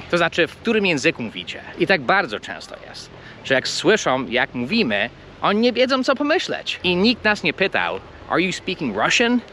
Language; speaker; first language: Polish; early bilingual, heritage; Polish